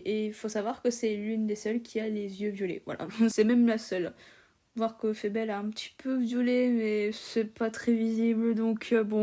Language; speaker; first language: French; native; French